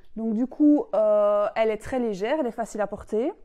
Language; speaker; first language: French; native; French